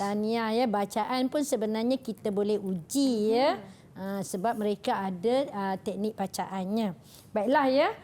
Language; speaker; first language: Malay; native; Malay